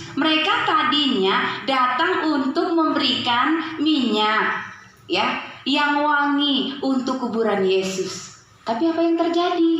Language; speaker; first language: Indonesian; native; Indonesian